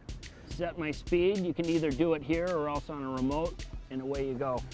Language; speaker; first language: English; native; English